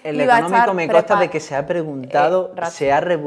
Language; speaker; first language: Spanish; native; Spanish